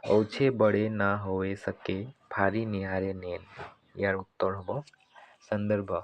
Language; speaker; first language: Hindi; non-native, local second language; Assamese